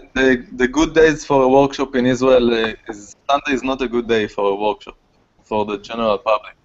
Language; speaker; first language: English; non-native, fluent; Hebrew